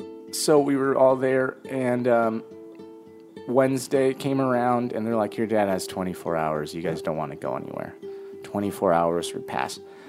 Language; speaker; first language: English; native; English